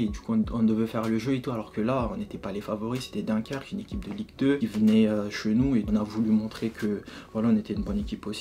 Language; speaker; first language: French; native; French